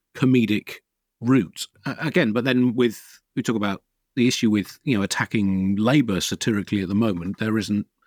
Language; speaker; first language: English; native; English